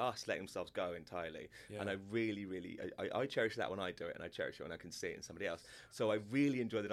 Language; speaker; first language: English; native; English